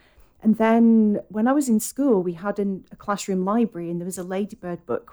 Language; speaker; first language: English; native; English